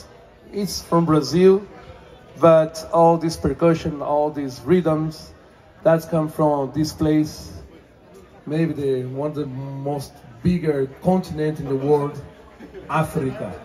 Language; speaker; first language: English; non-native, fluent; Portuguese